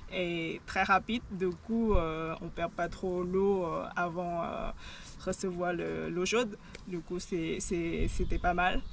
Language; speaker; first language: French; non-native, learner; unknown